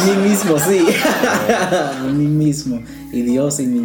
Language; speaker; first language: Spanish; non-native, learner; English